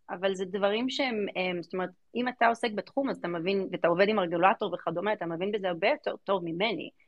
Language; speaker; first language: Hebrew; early bilingual, other home language; English